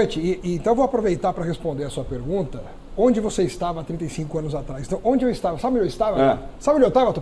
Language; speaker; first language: Portuguese; native; Portuguese